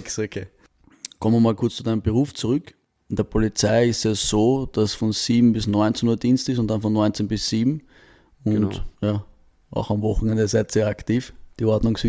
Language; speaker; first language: German; native; German